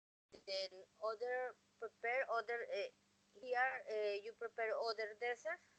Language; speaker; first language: English; non-native, learner; Spanish